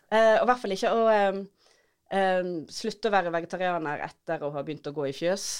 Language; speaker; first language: Norwegian; native; Norwegian